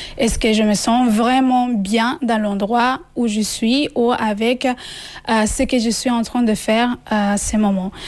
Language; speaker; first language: French; non-native, fluent; Spanish